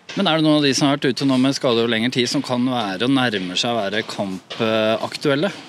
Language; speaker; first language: Norwegian; native; Norwegian